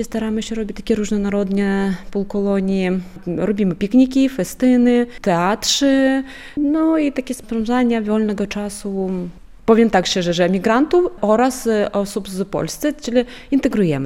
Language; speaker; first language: Polish; non-native, fluent; Ukrainian